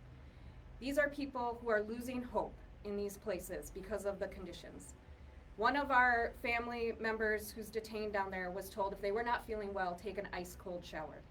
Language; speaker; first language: English; native; English